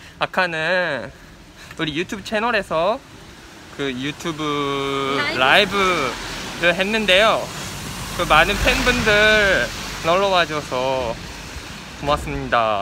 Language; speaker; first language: Korean; non-native, fluent; Japanese